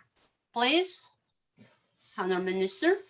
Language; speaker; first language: English; non-native, learner; Russian